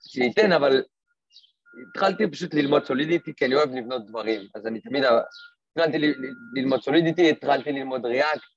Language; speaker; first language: Hebrew; non-native, fluent; French